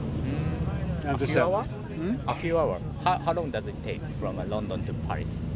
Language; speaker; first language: English; non-native, learner; Japanese